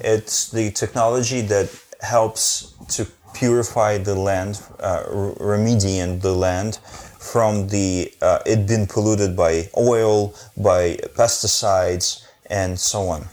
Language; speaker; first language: English; non-native, fluent; Ukrainian